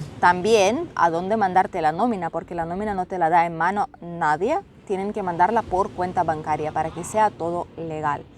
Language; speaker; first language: Spanish; non-native, fluent; Russian